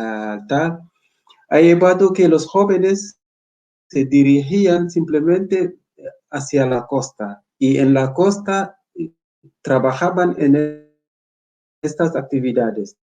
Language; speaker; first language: Spanish; non-native, fluent; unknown